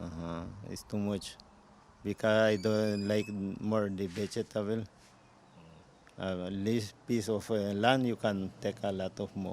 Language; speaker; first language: English; non-native, local second language; Spanish